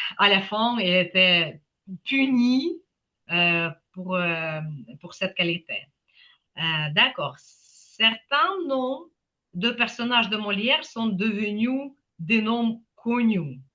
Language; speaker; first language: French; non-native, fluent; Ukrainian